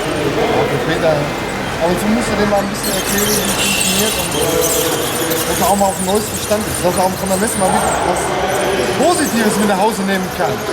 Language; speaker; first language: German; native; German